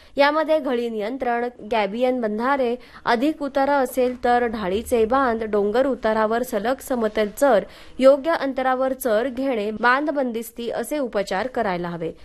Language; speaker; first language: Marathi; native; Marathi